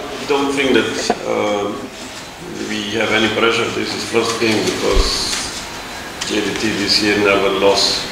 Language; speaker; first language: English; non-native, fluent; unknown